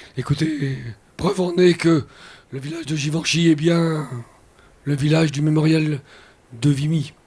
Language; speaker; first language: French; native; French